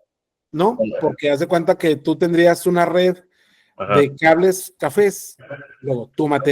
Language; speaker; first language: Spanish; native; Spanish